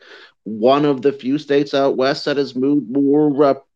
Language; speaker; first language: English; native; English